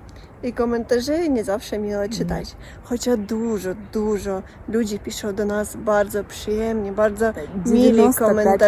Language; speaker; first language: Polish; non-native, learner; Russian